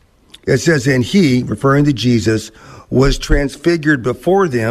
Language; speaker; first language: English; native; English